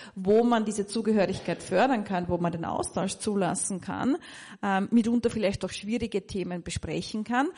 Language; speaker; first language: German; native; German